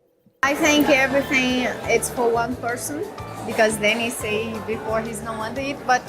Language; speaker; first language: English; non-native, learner; Portuguese